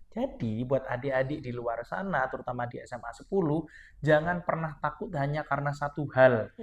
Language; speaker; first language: Indonesian; non-native, local second language; Madurese